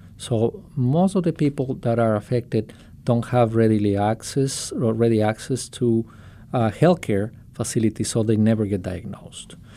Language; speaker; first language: English; non-native, fluent; Spanish